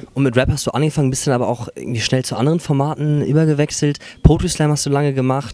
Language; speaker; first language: German; native; German